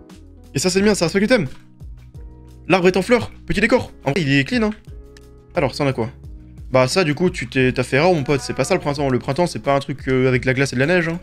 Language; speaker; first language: French; native; French